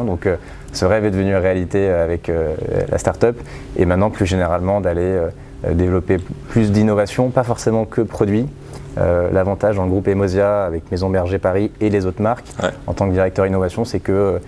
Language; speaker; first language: French; native; French